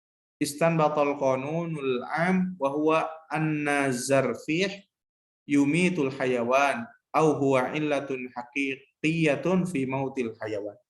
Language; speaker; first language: Arabic; non-native, learner; Indonesian